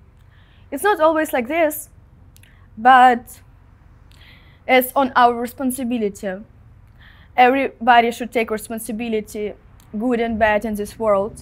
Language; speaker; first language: English; non-native, fluent; Ukrainian